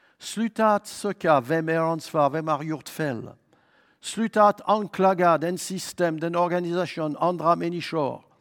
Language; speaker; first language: Swedish; non-native, fluent; French